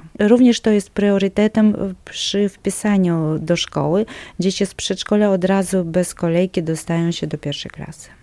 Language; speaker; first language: Polish; non-native, local second language; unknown